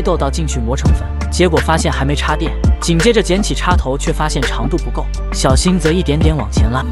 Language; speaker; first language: Chinese; native; Chinese